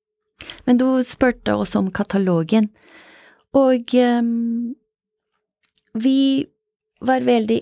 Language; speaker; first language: Norwegian; non-native, fluent; Italian